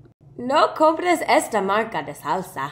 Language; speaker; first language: Spanish; non-native, learner; English